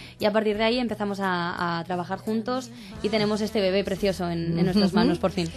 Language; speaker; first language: Spanish; native; Spanish